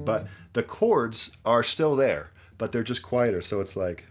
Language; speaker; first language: English; native; English